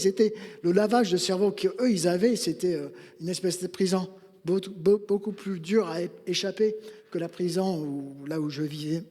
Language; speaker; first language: French; non-native, fluent; English